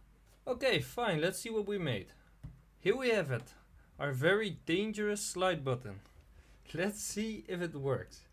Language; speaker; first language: English; non-native, fluent; Dutch